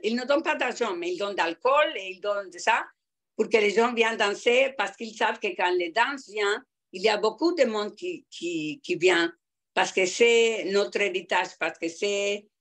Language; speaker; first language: French; non-native, fluent; Spanish